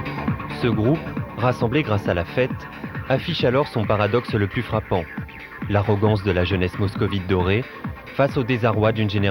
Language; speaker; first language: French; native; French